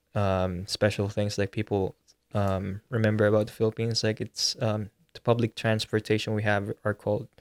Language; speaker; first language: English; non-native, local second language; Filipino